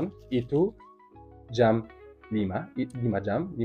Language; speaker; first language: Indonesian; non-native, learner; German